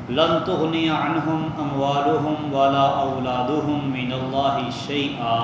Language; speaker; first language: Urdu; non-native, local second language; Punjabi